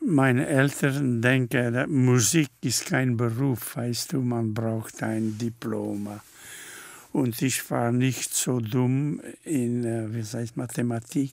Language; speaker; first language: German; non-native, fluent; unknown